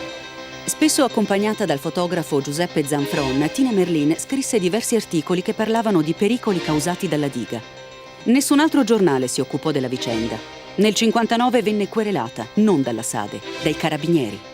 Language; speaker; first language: Italian; native; Italian